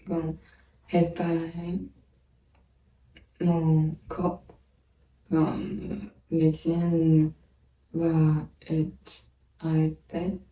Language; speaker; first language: French; non-native, learner; Chinese